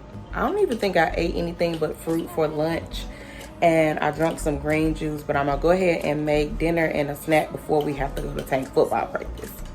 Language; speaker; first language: English; native; English